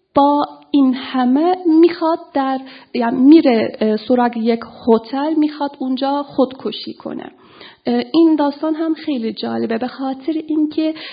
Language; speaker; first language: Persian; non-native, fluent; Turkish